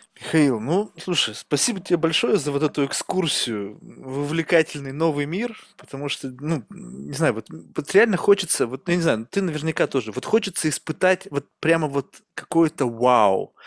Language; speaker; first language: Russian; native; Russian